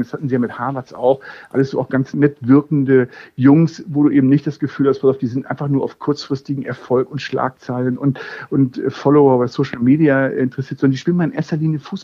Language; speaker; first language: German; native; German